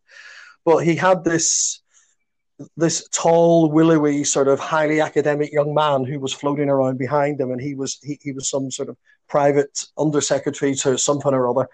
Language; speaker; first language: English; native; English